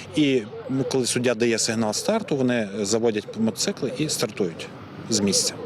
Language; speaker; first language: Ukrainian; native; Ukrainian